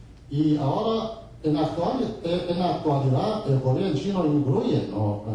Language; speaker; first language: Spanish; non-native, fluent; Chinese